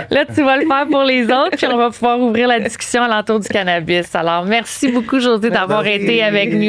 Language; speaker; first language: French; native; French